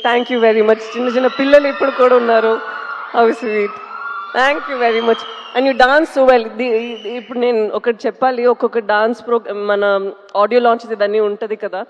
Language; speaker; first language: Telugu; non-native, local second language; Tamil